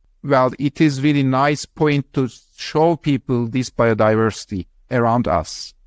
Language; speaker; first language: English; non-native, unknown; Turkish